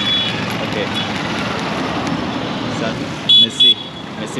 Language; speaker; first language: French; non-native, learner; Japanese